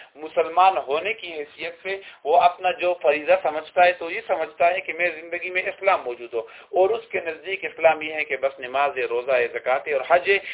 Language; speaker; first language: Urdu; non-native, local second language; Pashto